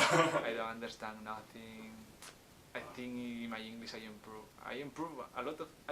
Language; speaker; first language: English; non-native, learner; Spanish